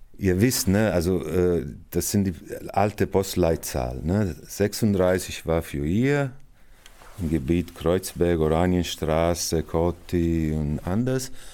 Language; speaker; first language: German; non-native, fluent; Italian